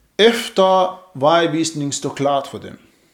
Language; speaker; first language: Danish; non-native, fluent; Arabic